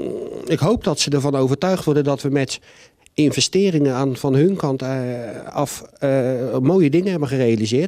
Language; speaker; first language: Dutch; native; Dutch